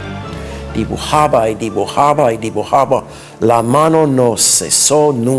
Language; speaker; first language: Spanish; non-native, fluent; English